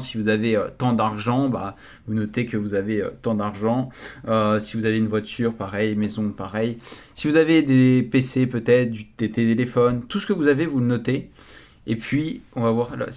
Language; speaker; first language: French; native; French